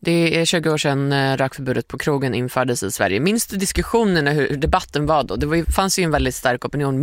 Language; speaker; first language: Swedish; native; Swedish